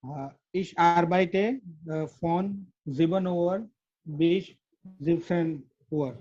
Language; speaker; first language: German; non-native, learner; Gujarati